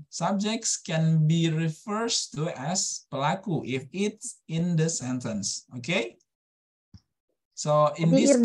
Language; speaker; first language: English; non-native, fluent; Indonesian